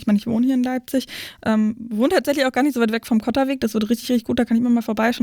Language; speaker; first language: German; native; German